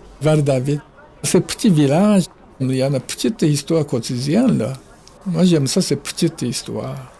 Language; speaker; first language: French; non-native, fluent; Japanese